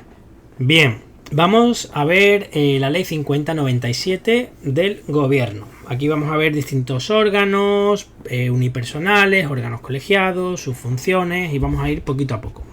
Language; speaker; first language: Spanish; native; Spanish